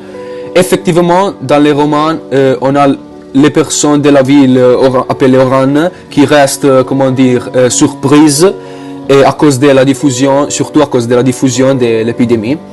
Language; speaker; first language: French; non-native, learner; Italian